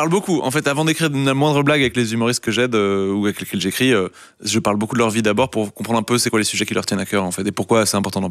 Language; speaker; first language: French; native; French